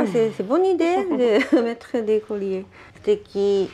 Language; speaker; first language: French; non-native, learner; Japanese